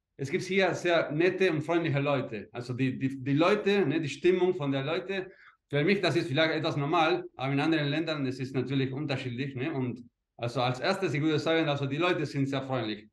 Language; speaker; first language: German; early bilingual, heritage; Spanish